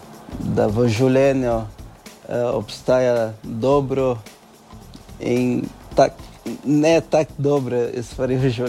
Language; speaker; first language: Slovenian; non-native, learner; Portuguese